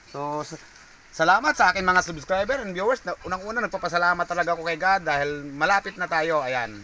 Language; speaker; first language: Filipino; native; Filipino